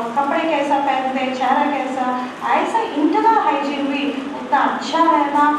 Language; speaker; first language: Hindi; non-native, local second language; Telugu